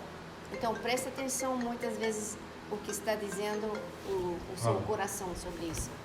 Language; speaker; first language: Portuguese; non-native, fluent; Spanish